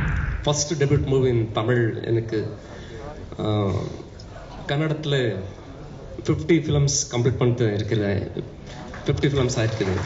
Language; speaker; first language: Tamil; non-native, learner; Kannada